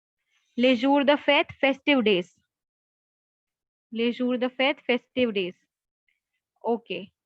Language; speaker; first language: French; non-native, fluent; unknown